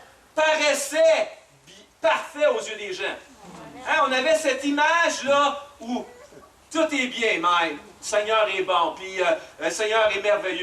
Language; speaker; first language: French; native; French